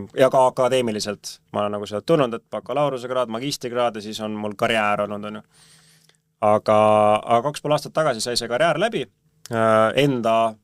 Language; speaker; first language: Estonian; native; Estonian